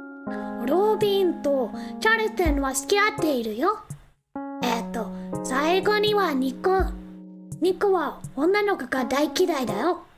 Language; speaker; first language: Japanese; non-native, learner; English